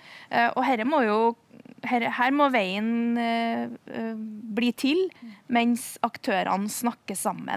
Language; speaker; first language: Norwegian; native; Norwegian